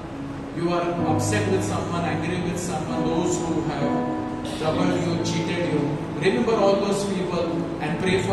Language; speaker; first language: English; non-native, local second language; Marathi